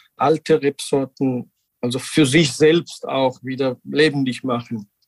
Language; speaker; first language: German; non-native, fluent; Georgian